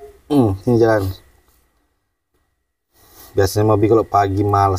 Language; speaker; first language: Indonesian; native; Indonesian